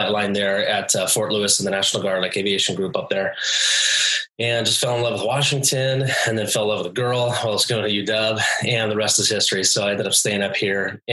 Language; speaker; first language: English; native; English